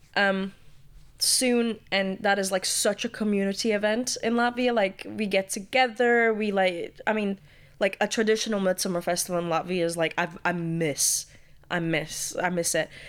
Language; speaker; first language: English; early bilingual, other home language; Latvian